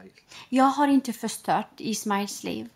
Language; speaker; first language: Swedish; non-native, fluent; Arabic